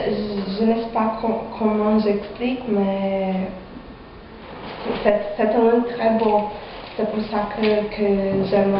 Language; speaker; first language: French; non-native, fluent; Portuguese